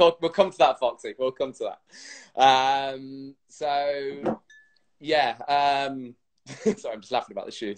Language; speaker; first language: English; native; English